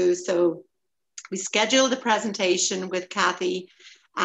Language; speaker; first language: English; native; English